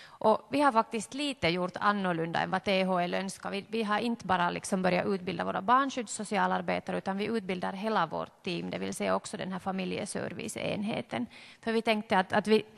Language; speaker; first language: Swedish; native; Swedish